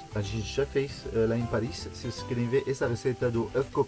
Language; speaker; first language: Portuguese; non-native, fluent; French